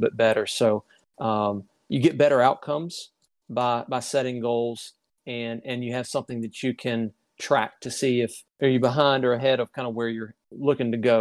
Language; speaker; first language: English; native; English